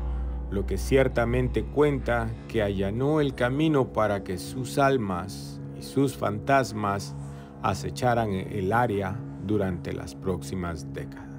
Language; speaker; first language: Spanish; native; Spanish